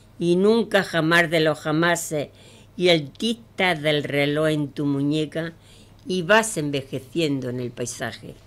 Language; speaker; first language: Spanish; native; Spanish